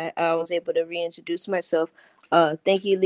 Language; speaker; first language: English; native; English